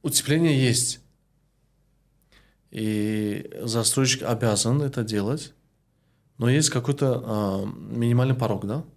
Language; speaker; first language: Russian; non-native, local second language; Tajik